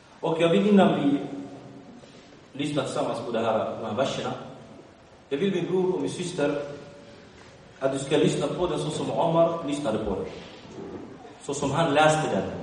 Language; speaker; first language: Swedish; early bilingual, other home language; Arabic